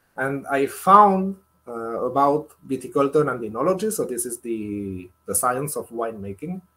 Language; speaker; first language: English; non-native, fluent; Spanish